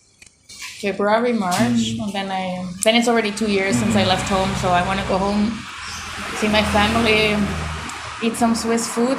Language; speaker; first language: English; non-native, fluent; Swiss German